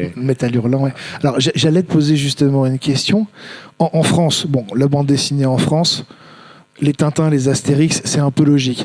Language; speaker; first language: French; native; French